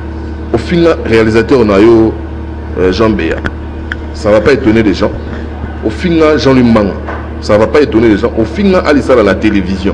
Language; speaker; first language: French; non-native, local second language; Lingala